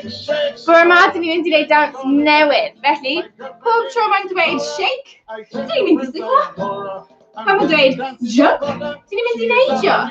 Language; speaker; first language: Welsh; non-native, local second language; English